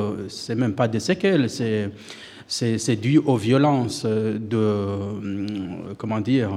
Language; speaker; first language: French; non-native, local second language; Rundi